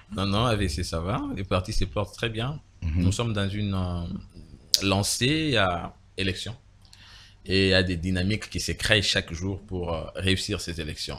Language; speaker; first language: French; non-native, local second language; Lingala